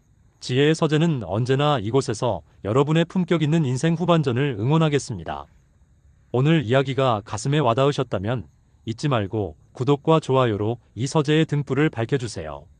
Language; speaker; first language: Korean; native; Korean